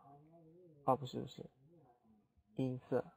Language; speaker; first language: Chinese; non-native, fluent; Indonesian